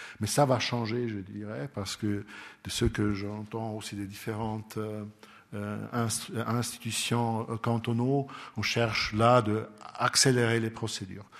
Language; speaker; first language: French; non-native, local second language; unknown